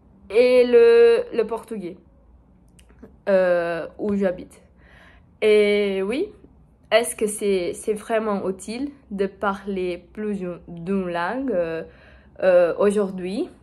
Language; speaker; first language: French; non-native, learner; Portuguese